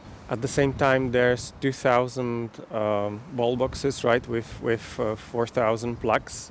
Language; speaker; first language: English; non-native, fluent; Czech